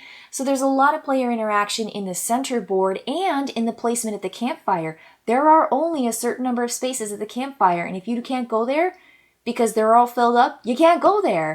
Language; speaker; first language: English; native; English